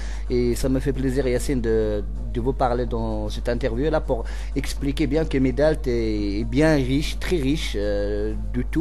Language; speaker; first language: French; non-native, local second language; Central Atlas Tamazight